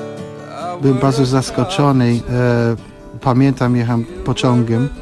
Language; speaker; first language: Polish; non-native, fluent; English